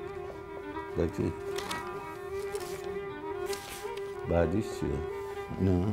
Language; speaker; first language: Greek; non-native, learner; Persian